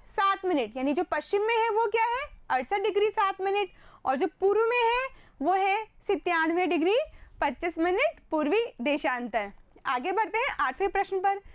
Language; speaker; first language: Hindi; native; Hindi